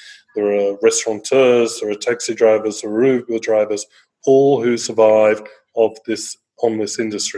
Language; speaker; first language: English; native; English